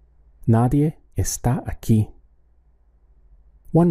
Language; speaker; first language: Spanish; non-native, fluent; English